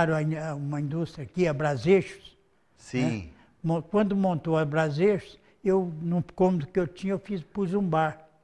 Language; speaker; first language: Portuguese; native; Portuguese